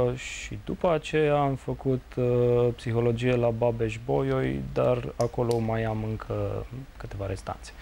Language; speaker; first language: Romanian; native; Romanian